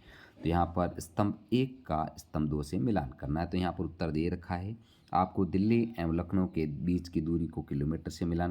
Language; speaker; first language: Hindi; native; Hindi